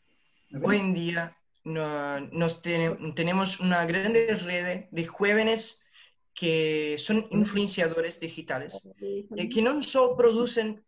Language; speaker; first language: Spanish; non-native, learner; Portuguese